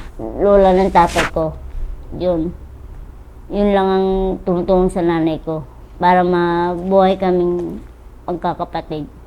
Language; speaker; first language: Filipino; native; Filipino